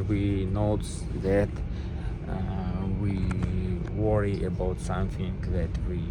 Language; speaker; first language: English; non-native, learner; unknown